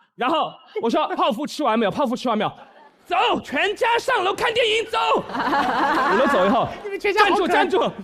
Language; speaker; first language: Chinese; native; Chinese